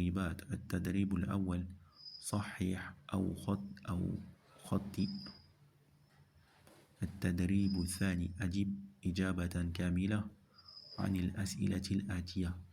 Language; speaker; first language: Arabic; non-native, fluent; French